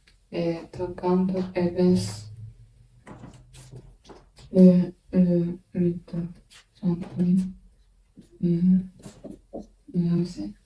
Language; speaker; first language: French; non-native, learner; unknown